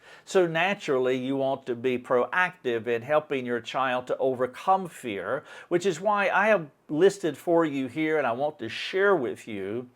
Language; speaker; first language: English; native; English